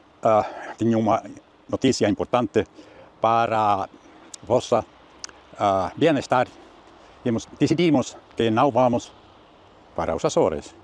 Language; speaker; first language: Portuguese; non-native, learner; Finnish